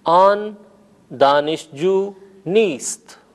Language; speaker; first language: Persian; non-native, fluent; Urdu